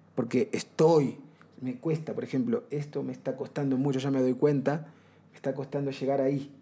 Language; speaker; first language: Spanish; native; Spanish